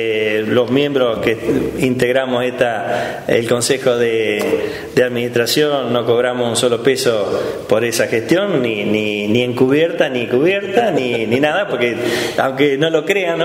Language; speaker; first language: Spanish; native; Spanish